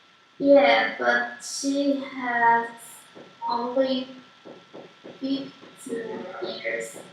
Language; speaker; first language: English; non-native, learner; Portuguese